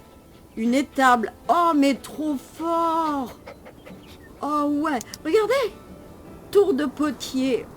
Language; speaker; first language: French; native; French